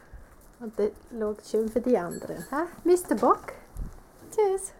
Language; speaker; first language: German; native; German